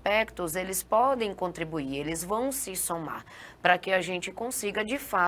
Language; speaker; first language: Portuguese; native; Portuguese